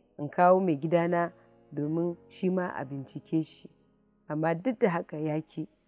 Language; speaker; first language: Hausa; non-native, local second language; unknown